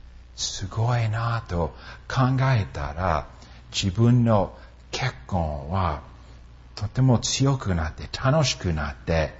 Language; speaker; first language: Japanese; non-native, fluent; English